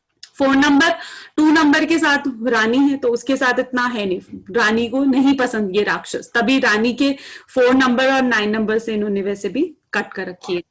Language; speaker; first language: Hindi; native; Hindi